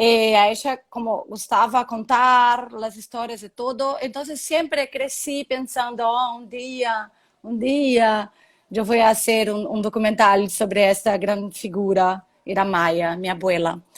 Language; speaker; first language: Spanish; non-native, learner; Portuguese